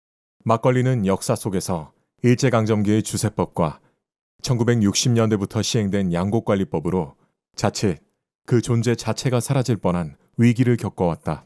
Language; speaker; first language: Korean; native; Korean